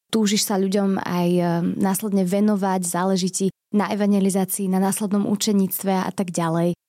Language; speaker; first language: Slovak; native; Slovak